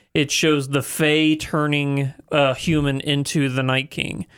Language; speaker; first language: English; native; English